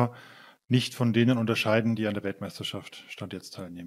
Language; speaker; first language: German; native; German